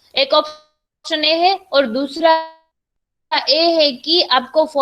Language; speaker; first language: Hindi; non-native, local second language; Gujarati